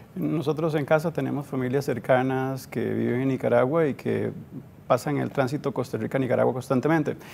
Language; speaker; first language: Spanish; native; Spanish